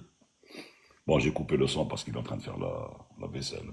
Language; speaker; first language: French; non-native, local second language; Arabic